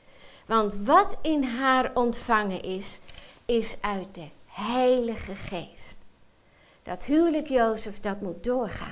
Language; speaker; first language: Dutch; native; Dutch